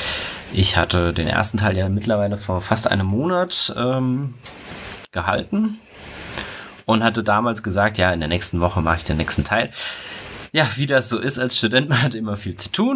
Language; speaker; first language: German; native; German